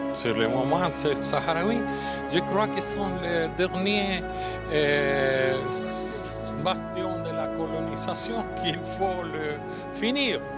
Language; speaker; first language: French; non-native, fluent; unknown